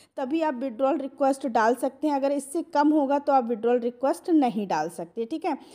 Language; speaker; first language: Hindi; non-native, local second language; Marathi